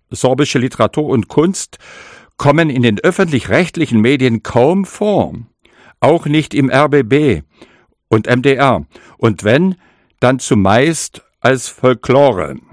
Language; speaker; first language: German; non-native, local second language; Upper Sorbian